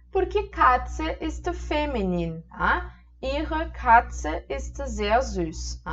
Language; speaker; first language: German; non-native, fluent; Portuguese